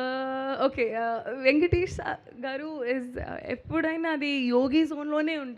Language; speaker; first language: Telugu; non-native, learner; Hindi